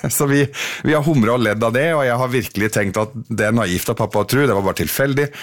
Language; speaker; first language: Norwegian; early bilingual, other home language; Arabic